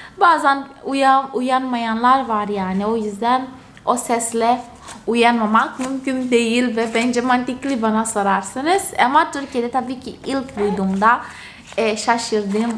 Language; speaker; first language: Turkish; non-native, fluent; Portuguese